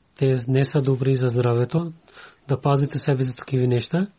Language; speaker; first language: Bulgarian; non-native, learner; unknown